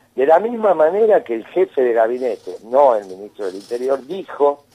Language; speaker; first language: Spanish; native; Spanish